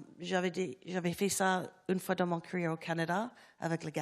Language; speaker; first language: French; non-native, learner; English